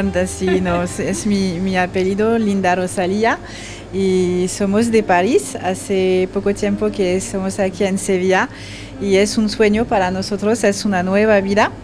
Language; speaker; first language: Spanish; non-native, learner; French